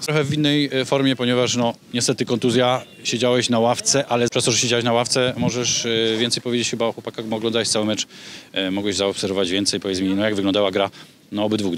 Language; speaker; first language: Polish; native; Polish